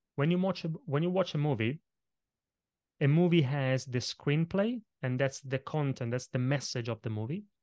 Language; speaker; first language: English; non-native, fluent; Italian